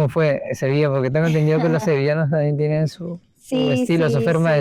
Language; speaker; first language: Spanish; native; Spanish